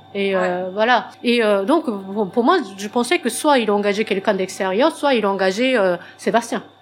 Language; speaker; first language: French; non-native, fluent; Japanese